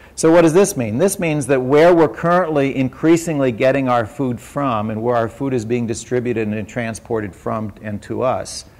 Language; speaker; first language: English; native; English